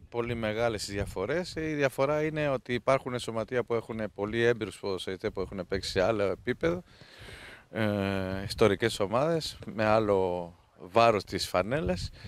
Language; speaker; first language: Greek; non-native, fluent; Spanish